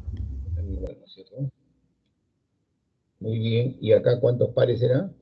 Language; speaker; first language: Spanish; native; Spanish